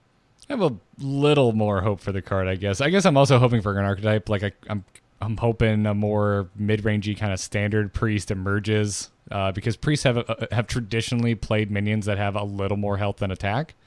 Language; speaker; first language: English; native; English